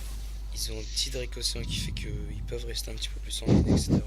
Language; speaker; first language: French; native; French